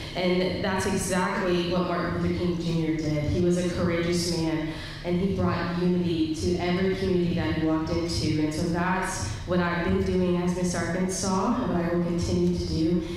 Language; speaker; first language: English; native; English